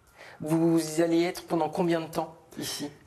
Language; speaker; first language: French; native; French